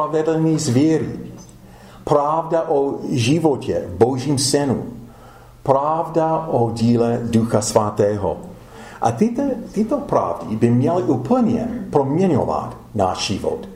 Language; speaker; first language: Czech; non-native, fluent; English